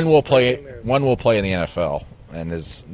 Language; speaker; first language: English; native; English